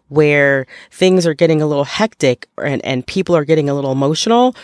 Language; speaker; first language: English; native; English